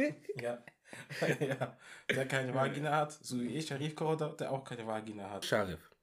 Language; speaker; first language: German; non-native, local second language; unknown